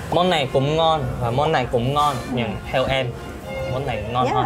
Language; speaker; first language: Vietnamese; non-native, fluent; Korean